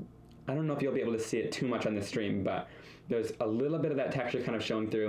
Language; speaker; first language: English; native; English